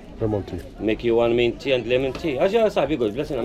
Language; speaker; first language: English; non-native, learner; Arabic